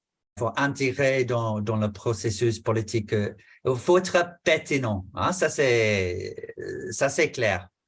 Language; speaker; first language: French; non-native, fluent; English